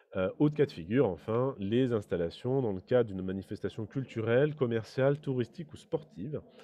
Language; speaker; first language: French; native; French